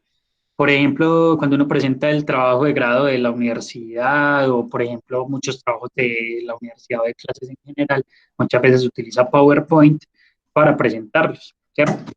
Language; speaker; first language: Spanish; native; Spanish